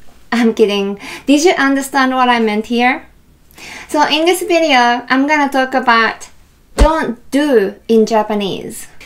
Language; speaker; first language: English; non-native, fluent; Japanese